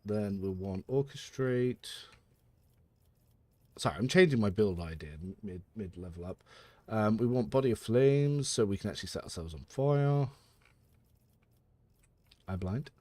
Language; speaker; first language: English; native; English